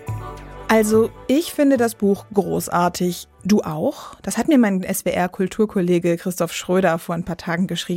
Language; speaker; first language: German; native; German